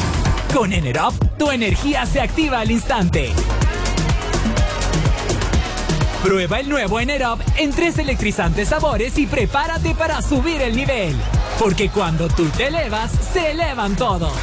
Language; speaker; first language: Spanish; native; Spanish